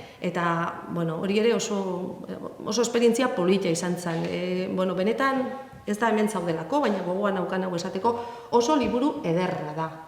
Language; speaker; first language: Basque; native; Basque